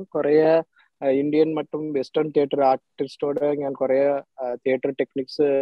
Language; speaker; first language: Malayalam; non-native, local second language; Tamil